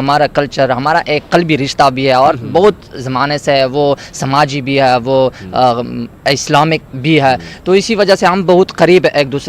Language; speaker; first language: Hindi; non-native, local second language; Pashto